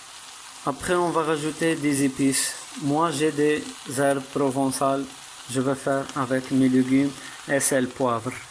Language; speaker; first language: French; non-native, learner; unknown